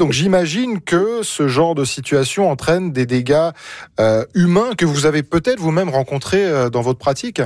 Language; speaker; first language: French; native; French